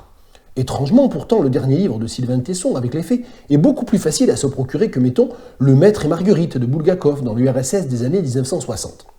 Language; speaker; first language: French; native; French